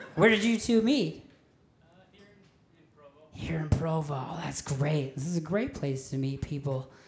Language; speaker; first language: English; native; English